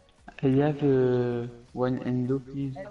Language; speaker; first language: English; non-native, learner; French